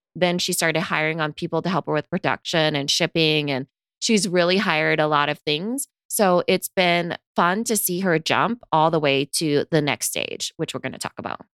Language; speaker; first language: English; native; English